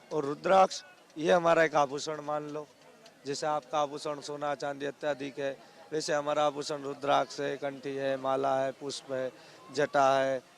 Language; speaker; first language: Hindi; non-native, local second language; Gujarati